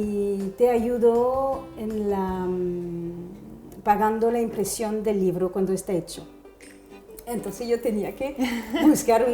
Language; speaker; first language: Spanish; non-native, fluent; French